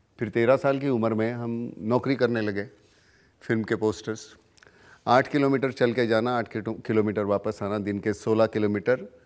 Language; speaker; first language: Hindi; non-native, local second language; Marathi